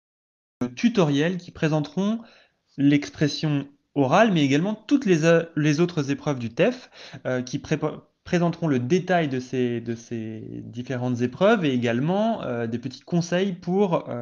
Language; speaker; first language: French; native; French